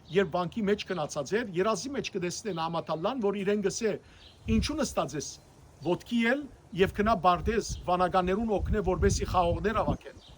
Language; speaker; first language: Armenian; native; Armenian